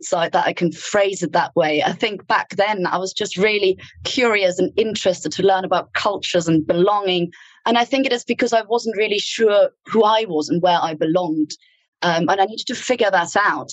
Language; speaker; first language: English; non-native, fluent; German